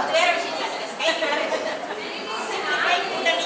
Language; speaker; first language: Tamil; native; Tamil